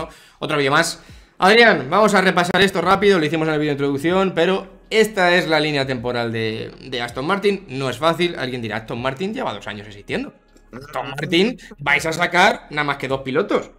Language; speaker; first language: Spanish; native; Spanish